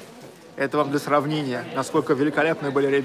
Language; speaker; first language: Russian; native; Russian